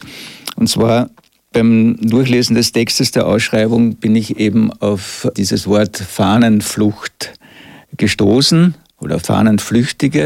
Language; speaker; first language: German; native; German